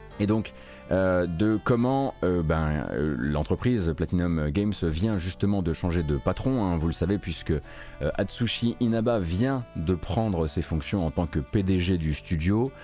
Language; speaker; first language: French; native; French